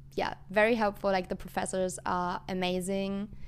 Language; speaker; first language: English; non-native, fluent; German